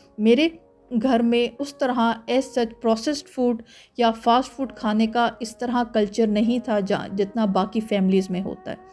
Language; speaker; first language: Urdu; native; Urdu